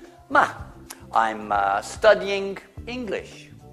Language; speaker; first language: English; native; English